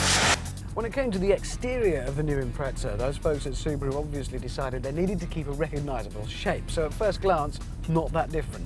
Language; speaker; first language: English; native; English